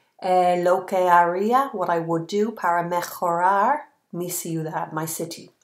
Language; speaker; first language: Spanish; non-native, fluent; English